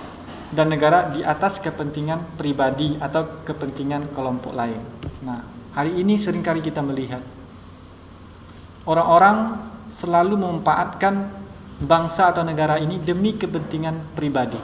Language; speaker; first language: Indonesian; native; Indonesian